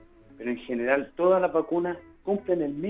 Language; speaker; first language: Spanish; native; Spanish